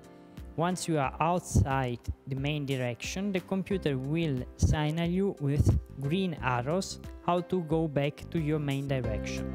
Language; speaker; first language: English; non-native, fluent; Italian